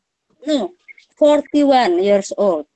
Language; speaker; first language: English; non-native, learner; Banjar